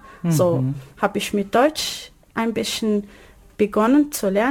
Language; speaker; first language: German; non-native, learner; Arabic